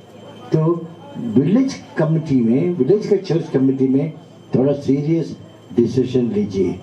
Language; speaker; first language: Hindi; non-native, local second language; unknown